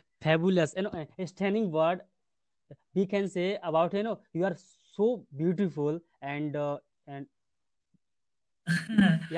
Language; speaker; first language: English; non-native, learner; Hindi